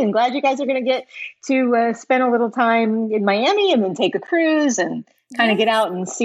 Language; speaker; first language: English; native; English